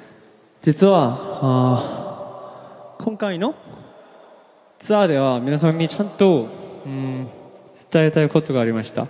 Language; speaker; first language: Japanese; non-native, learner; Korean